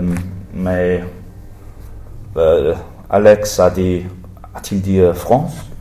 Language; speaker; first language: French; non-native, learner; English